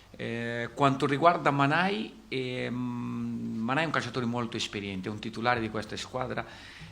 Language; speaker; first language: Italian; non-native, fluent; Portuguese